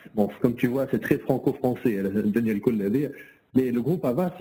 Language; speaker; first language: French; non-native, local second language; Arabic